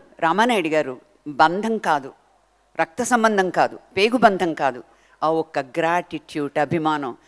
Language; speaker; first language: Telugu; native; Telugu